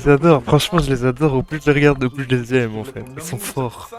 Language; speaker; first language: French; native; French